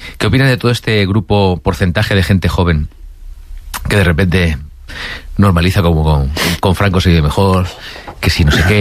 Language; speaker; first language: Spanish; native; Spanish